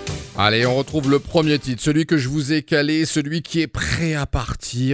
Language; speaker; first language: French; native; French